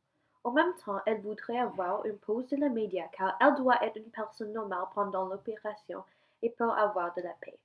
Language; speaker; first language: French; non-native, learner; English